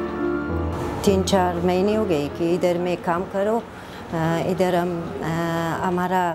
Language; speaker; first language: Hindi; non-native, learner; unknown